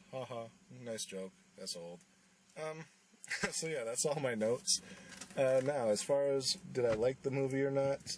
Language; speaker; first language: English; native; English